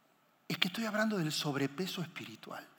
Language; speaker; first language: Spanish; native; Spanish